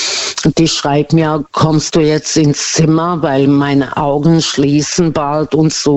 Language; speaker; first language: German; non-native, fluent; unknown